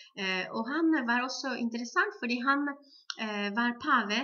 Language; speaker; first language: Norwegian; non-native, fluent; Italian